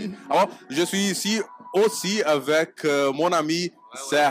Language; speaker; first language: French; non-native, fluent; Portuguese